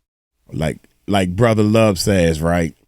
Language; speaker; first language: English; native; English